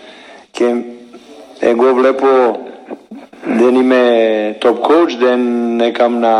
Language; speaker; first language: Greek; non-native, learner; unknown